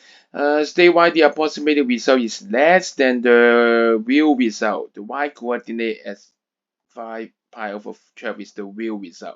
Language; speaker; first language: English; non-native, fluent; Chinese